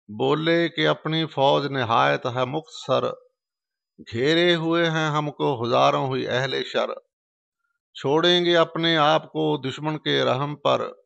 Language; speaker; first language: Urdu; non-native, local second language; Punjabi